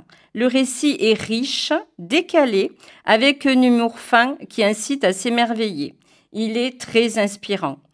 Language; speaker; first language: French; native; French